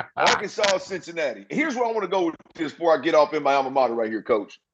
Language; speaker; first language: English; native; English